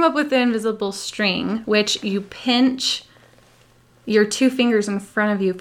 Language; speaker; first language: English; native; English